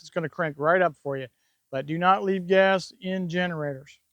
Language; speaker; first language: English; native; English